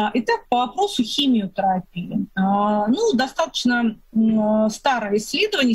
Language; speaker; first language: Russian; native; Russian